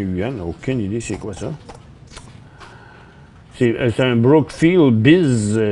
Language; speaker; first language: French; native; French